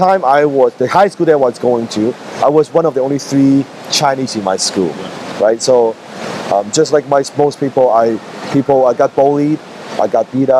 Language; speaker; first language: English; non-native, local second language; Cantonese